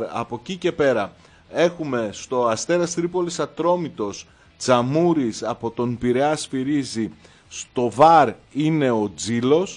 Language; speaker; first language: Greek; native; Greek